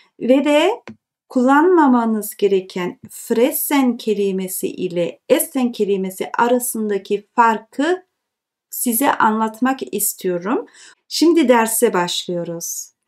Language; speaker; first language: Turkish; early bilingual, heritage; Turkish